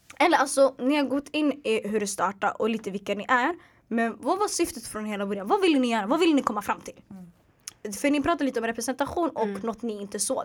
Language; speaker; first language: Swedish; early bilingual, other home language; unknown